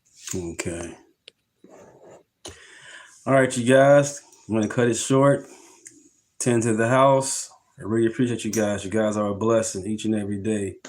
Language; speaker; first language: English; native; English